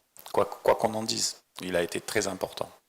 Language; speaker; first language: French; native; French